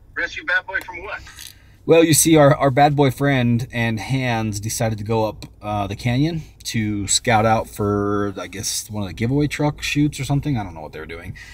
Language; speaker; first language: English; native; English